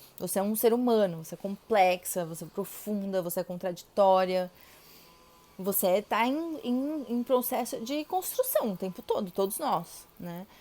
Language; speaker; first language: Portuguese; native; Portuguese